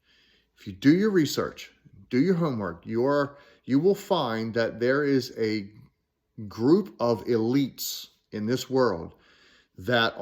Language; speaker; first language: English; native; English